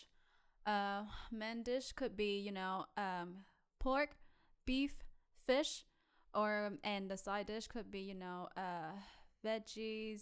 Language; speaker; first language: English; non-native, fluent; Vietnamese